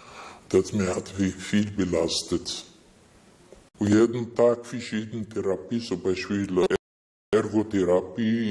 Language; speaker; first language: German; non-native, learner; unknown